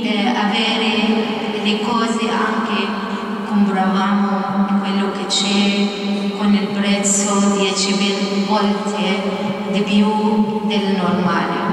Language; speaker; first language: Italian; non-native, fluent; Arabic